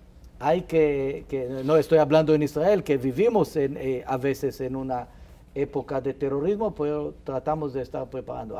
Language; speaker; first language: Spanish; non-native, fluent; Hebrew